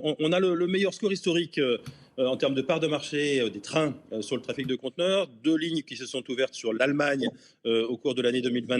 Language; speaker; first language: French; native; French